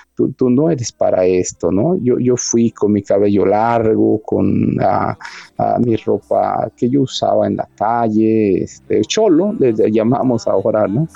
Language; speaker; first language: Spanish; native; Spanish